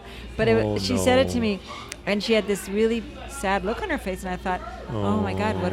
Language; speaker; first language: English; native; English